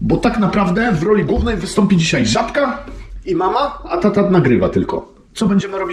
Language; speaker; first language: Polish; native; Polish